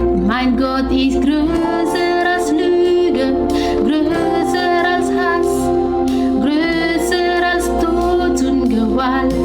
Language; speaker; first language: German; non-native, learner; Indonesian